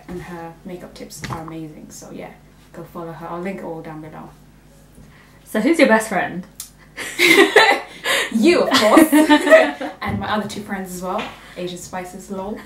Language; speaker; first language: English; native; English